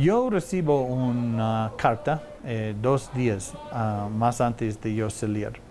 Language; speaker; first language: Spanish; non-native, learner; English